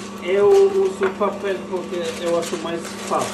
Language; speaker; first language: Portuguese; non-native, fluent; Norwegian